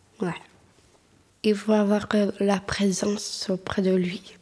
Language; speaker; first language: French; non-native, fluent; Spanish